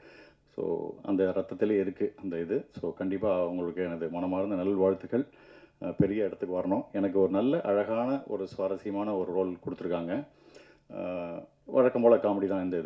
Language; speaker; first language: Tamil; native; Tamil